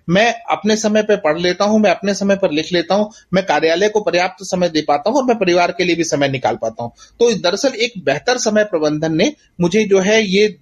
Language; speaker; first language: Hindi; native; Hindi